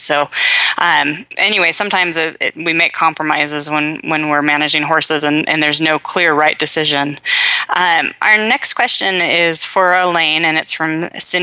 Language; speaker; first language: English; native; English